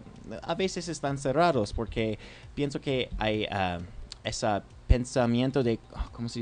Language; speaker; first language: Spanish; non-native, learner; English